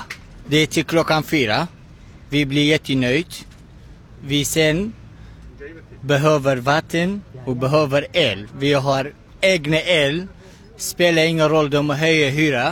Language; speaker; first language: Swedish; non-native, learner; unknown